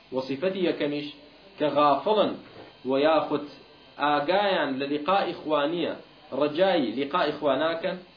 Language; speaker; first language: Central Kurdish; non-native, local second language; Kurdish